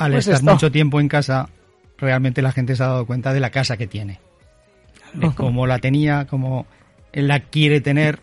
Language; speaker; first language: Spanish; native; Spanish